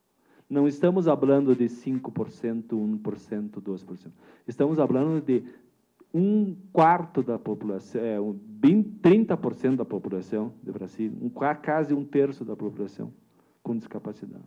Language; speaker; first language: Spanish; non-native, learner; Portuguese